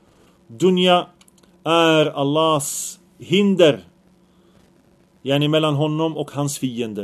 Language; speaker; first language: Swedish; early bilingual, other home language; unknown